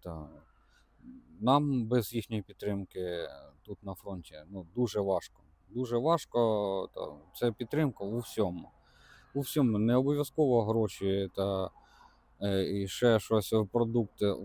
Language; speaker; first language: Ukrainian; non-native, local second language; Russian